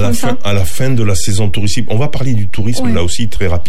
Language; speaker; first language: French; native; French